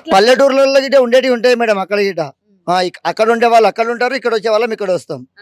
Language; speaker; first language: Telugu; native; Telugu